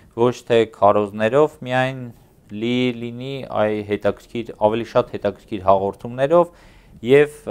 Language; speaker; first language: Armenian; native; Armenian